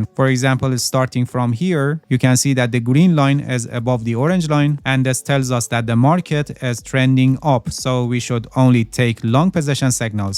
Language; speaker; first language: English; non-native, fluent; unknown